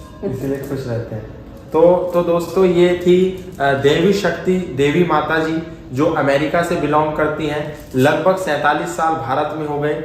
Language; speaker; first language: Hindi; native; Hindi